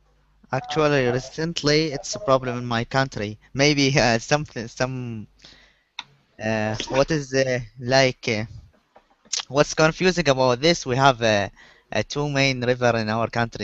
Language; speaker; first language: English; non-native, learner; Arabic